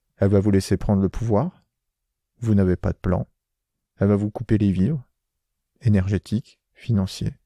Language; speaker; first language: French; native; French